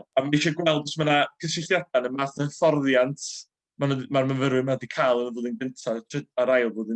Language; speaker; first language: Welsh; native; Welsh